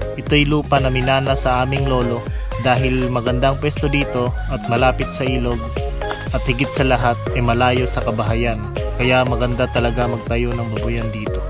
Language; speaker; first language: Filipino; non-native, local second language; Cebuano